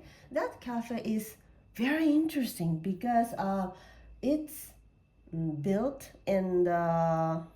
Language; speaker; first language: English; non-native, learner; Japanese